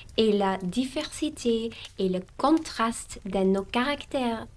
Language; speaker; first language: French; non-native, learner; English